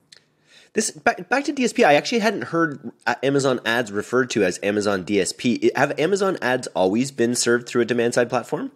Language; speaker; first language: English; native; English